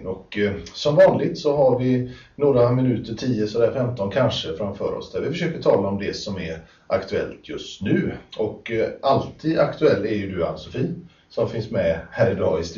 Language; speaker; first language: Swedish; native; Swedish